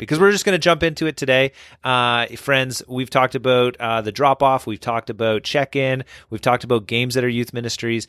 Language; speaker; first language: English; native; English